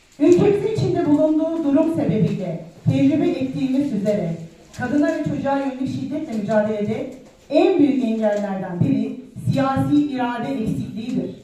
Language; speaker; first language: Turkish; native; Turkish